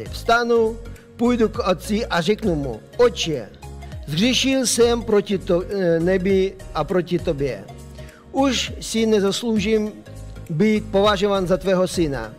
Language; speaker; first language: Czech; non-native, fluent; Russian